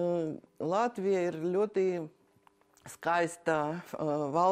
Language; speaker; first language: Latvian; non-native, learner; Ukrainian